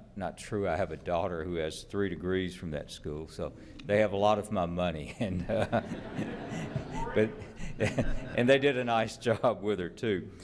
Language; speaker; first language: English; native; English